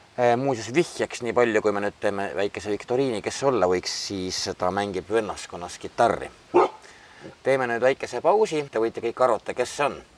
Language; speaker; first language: Estonian; native; Estonian